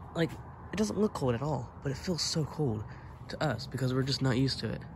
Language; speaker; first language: English; native; English